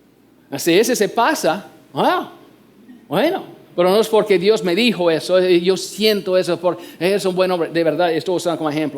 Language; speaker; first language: Spanish; non-native, fluent; English